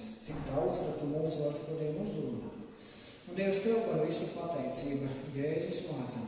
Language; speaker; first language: Latvian; native; Latvian